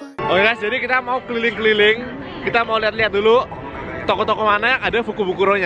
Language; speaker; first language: Indonesian; native; Indonesian